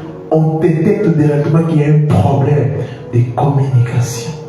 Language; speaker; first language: French; non-native, local second language; Lingala